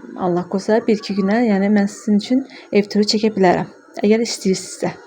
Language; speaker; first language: Azerbaijani; non-native, local second language; Lezghian